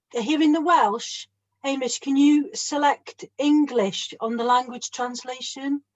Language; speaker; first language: English; non-native, local second language; Welsh